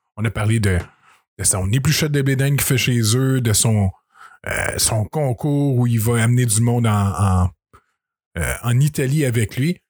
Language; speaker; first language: French; native; French